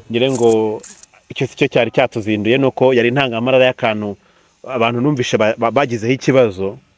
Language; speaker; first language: Kinyarwanda; native; Kinyarwanda